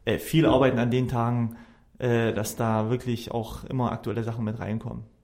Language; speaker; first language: German; non-native, local second language; Upper Sorbian